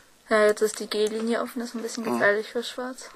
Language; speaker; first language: German; native; German